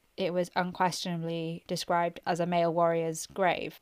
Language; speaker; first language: English; native; English